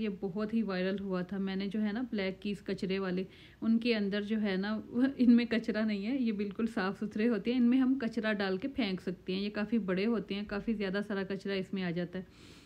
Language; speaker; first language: Urdu; native; Urdu